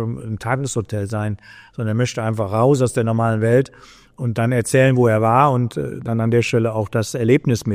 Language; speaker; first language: German; native; German